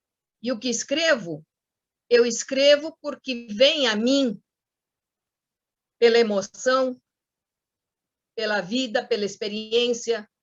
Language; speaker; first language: Portuguese; non-native, fluent; Spanish